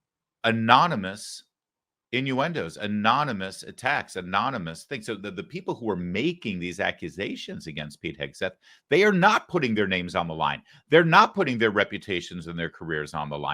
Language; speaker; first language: English; native; English